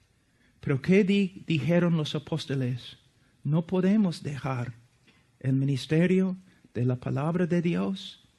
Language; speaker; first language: Spanish; non-native, fluent; English